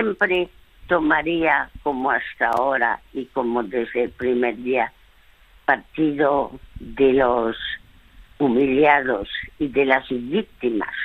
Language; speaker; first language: Spanish; early bilingual, other home language; French